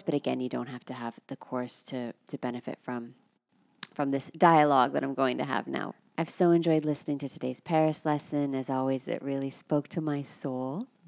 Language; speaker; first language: English; native; English